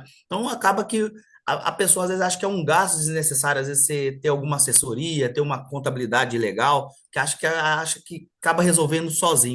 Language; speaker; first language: Portuguese; native; Portuguese